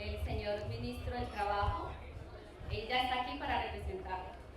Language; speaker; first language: Spanish; native; Spanish